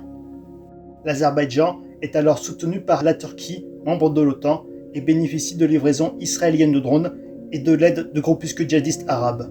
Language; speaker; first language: French; native; French